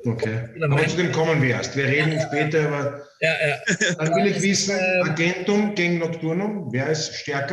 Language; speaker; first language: German; native; German